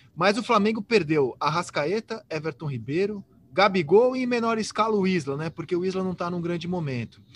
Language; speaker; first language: Portuguese; native; Portuguese